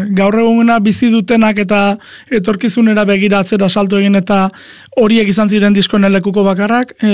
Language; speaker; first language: Basque; native; Basque